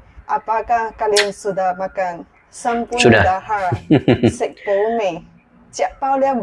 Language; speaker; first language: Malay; non-native, local second language; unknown